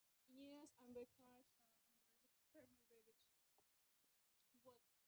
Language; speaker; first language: English; non-native, learner; Russian